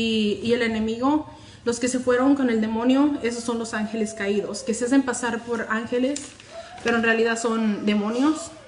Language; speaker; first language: Spanish; native; Spanish